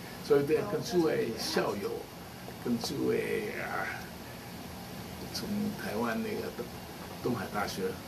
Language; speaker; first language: Chinese; non-native, local second language; Cantonese